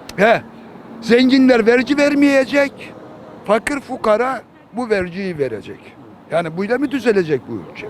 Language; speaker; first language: Turkish; native; Turkish